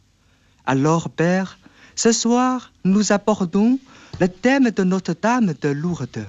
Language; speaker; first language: French; non-native, fluent; Chinese